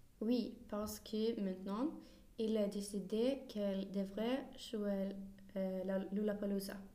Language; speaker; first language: French; non-native, learner; Swedish